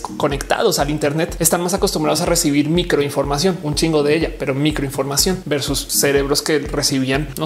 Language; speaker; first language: Spanish; native; Spanish